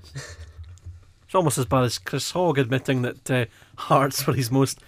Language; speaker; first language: English; native; English